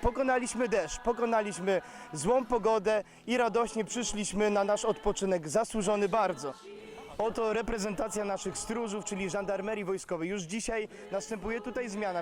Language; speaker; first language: Polish; native; Polish